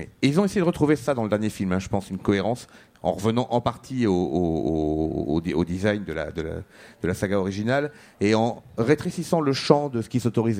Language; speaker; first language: French; native; French